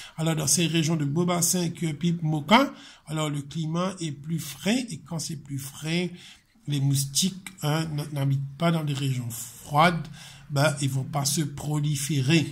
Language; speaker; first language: French; non-native, local second language; Morisyen